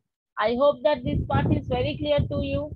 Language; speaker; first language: English; non-native, local second language; Bangla